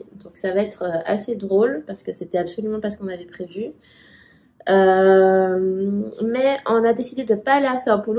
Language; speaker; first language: French; native; French